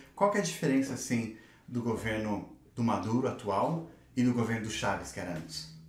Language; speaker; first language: Portuguese; native; Portuguese